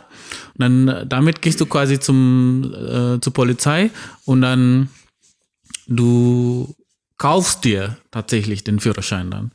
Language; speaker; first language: German; non-native, fluent; Indonesian